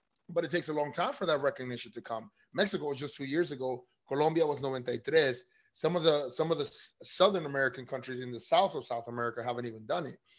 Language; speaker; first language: English; early bilingual, other home language; Spanish